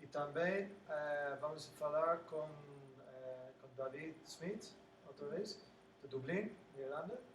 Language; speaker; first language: Portuguese; non-native, learner; English